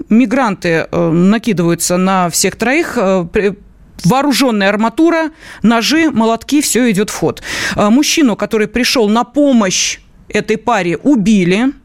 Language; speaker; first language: Russian; native; Russian